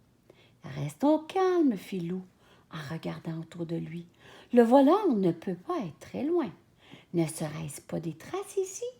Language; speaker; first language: French; native; French